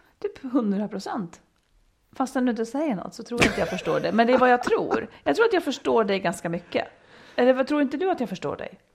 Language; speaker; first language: Swedish; native; Swedish